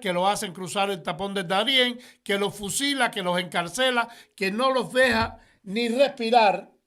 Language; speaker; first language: Spanish; native; Spanish